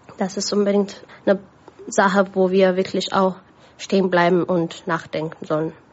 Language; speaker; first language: German; non-native, fluent; Amharic